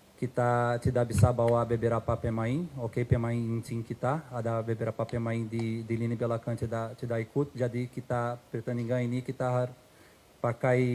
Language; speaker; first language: Indonesian; non-native, fluent; Portuguese